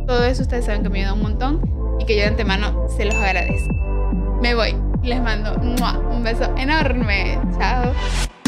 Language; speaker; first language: Spanish; native; Spanish